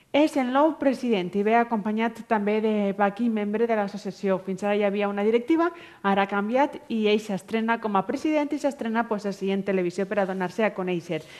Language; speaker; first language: Catalan; native; Catalan